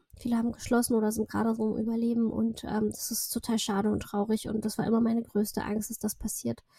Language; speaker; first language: German; early bilingual, other home language; Russian